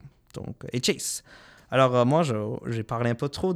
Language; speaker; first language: French; non-native, local second language; English